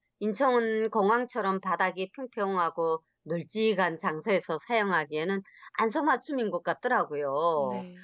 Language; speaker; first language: Korean; native; Korean